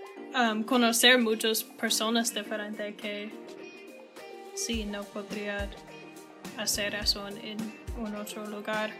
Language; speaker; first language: Spanish; non-native, learner; English